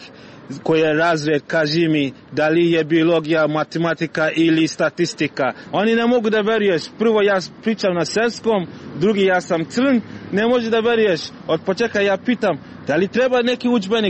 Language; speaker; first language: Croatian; non-native, learner; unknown